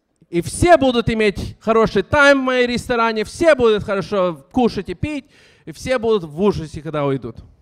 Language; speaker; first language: Russian; early bilingual, heritage; Russian